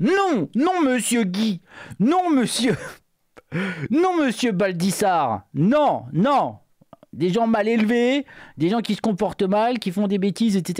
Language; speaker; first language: French; native; French